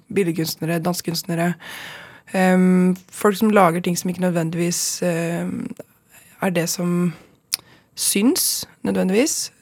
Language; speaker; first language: Norwegian; native; Norwegian